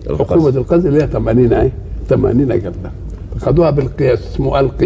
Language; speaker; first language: Arabic; native; Arabic